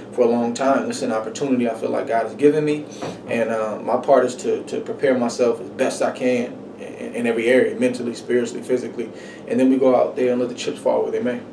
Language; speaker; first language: English; native; English